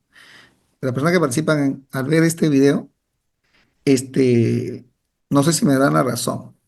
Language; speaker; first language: Spanish; native; Spanish